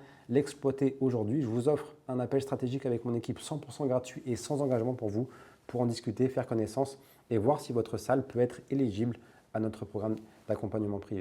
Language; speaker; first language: French; native; French